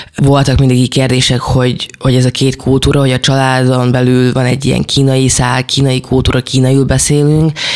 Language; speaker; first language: Hungarian; early bilingual, other home language; Chinese